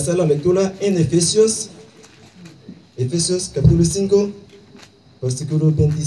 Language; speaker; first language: Spanish; non-native, learner; Haitian Creole